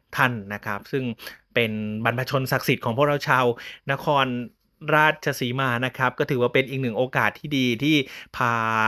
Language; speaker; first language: Thai; native; Thai